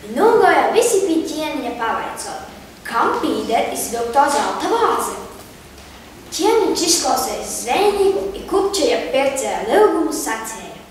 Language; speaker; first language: Latvian; native; Latvian